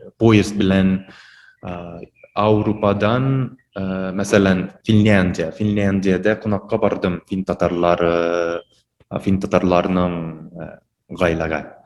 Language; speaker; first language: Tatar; non-native, learner; Japanese